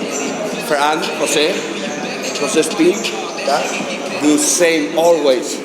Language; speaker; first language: English; non-native, learner; Spanish